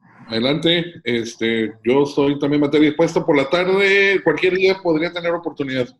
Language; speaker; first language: Spanish; native; Spanish